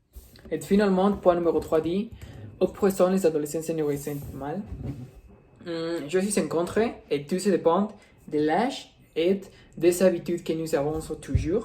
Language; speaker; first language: French; non-native, learner; Spanish